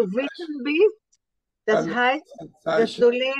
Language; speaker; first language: German; non-native, learner; Hebrew